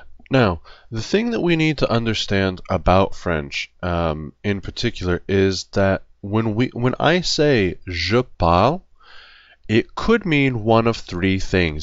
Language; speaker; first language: English; native; English